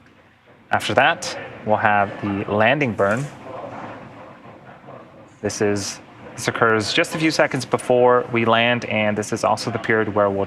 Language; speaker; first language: English; native; English